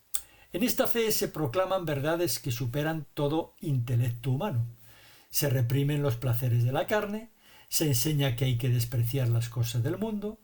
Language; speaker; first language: Spanish; native; Spanish